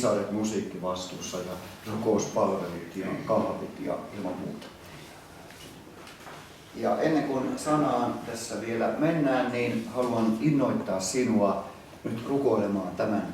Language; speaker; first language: Finnish; native; Finnish